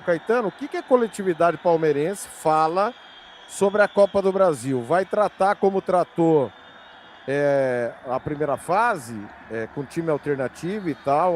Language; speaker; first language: Portuguese; native; Portuguese